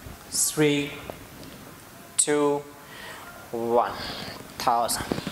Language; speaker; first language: English; non-native, local second language; Hindi